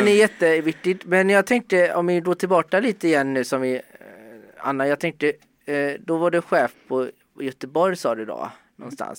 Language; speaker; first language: Swedish; native; Swedish